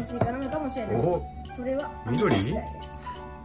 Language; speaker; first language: Japanese; native; Japanese